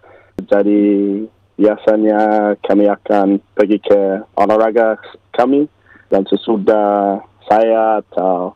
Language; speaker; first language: Indonesian; non-native, learner; English